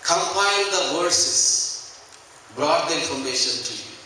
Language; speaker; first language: English; non-native, local second language; Telugu